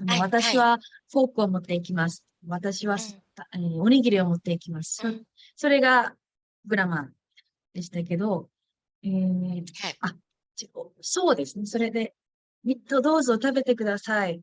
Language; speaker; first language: Japanese; non-native, fluent; Spanish